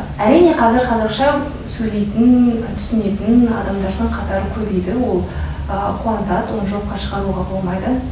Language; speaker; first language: Kazakh; non-native, local second language; Russian